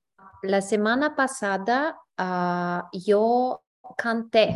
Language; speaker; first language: Spanish; non-native, learner; English